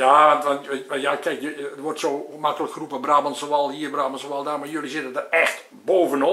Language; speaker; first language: Dutch; native; Dutch